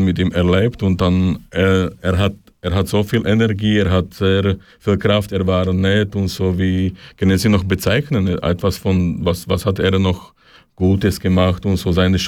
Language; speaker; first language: German; non-native, learner; Slovak